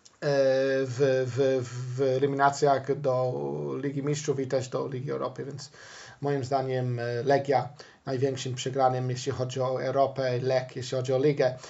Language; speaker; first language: Polish; non-native, fluent; English